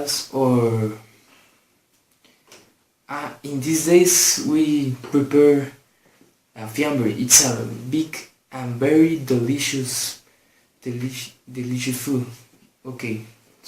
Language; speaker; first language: English; non-native, learner; Spanish